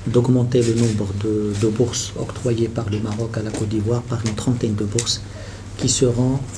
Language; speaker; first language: French; non-native, local second language; Arabic